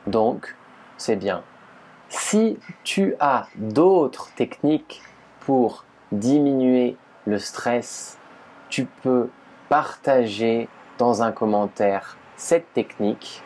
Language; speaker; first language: French; native; French